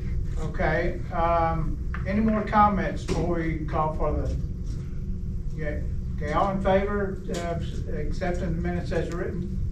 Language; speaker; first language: English; native; English